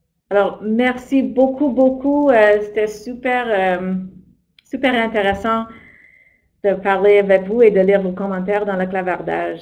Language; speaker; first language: French; non-native, fluent; English